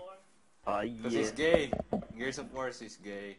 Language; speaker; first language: English; native; English